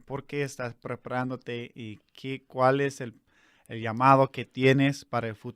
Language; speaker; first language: Spanish; non-native, fluent; English